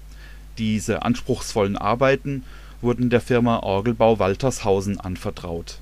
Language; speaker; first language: German; native; German